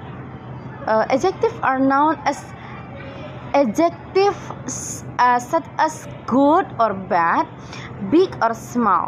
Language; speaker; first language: English; non-native, fluent; Indonesian